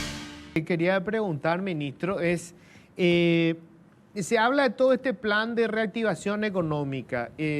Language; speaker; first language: Spanish; native; Spanish